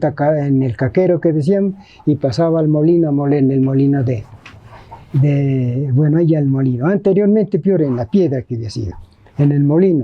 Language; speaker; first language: Spanish; native; Spanish